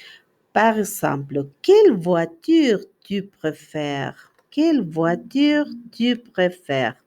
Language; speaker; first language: French; non-native, fluent; Spanish